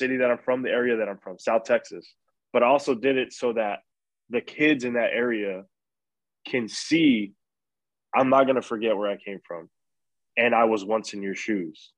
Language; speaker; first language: English; native; English